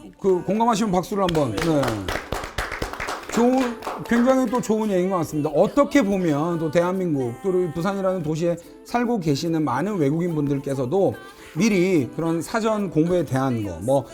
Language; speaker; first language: Korean; native; Korean